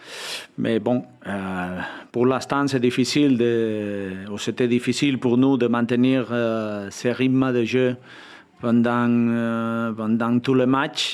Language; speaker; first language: French; non-native, fluent; Spanish